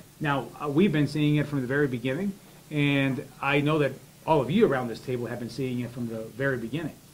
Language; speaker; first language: English; early bilingual, other home language; Spanish